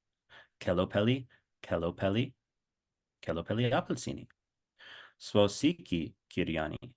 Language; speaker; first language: Finnish; non-native, learner; English